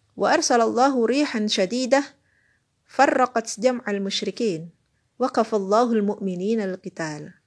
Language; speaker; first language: Arabic; non-native, learner; Indonesian